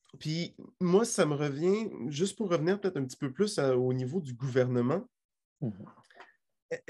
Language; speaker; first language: French; native; French